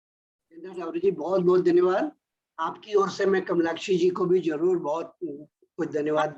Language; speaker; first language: Hindi; native; Hindi